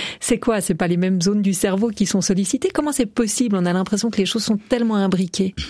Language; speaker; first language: French; native; French